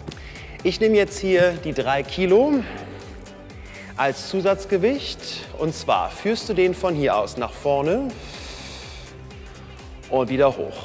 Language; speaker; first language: German; native; German